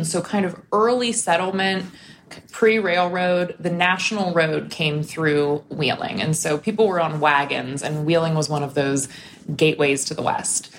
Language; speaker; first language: English; native; English